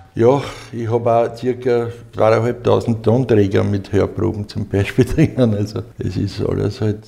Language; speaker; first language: German; native; German